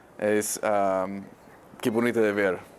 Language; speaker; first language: Spanish; non-native, learner; English